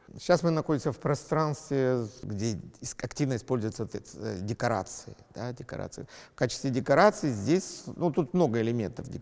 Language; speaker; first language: Russian; native; Russian